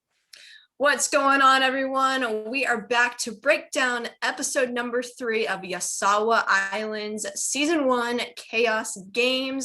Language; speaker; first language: English; native; English